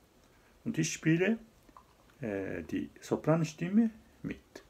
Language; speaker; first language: German; non-native, fluent; Japanese